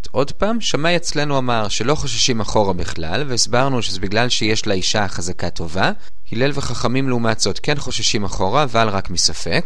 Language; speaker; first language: Hebrew; native; Hebrew